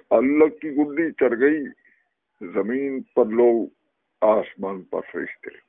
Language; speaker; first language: Urdu; native; Urdu